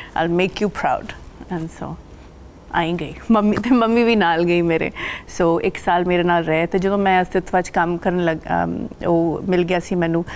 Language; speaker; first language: Punjabi; early bilingual, heritage; Punjabi